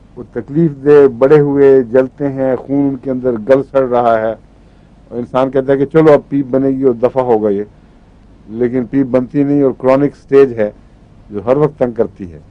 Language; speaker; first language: Urdu; native; Urdu